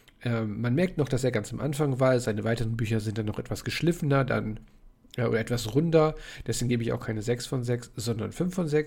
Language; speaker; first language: German; native; German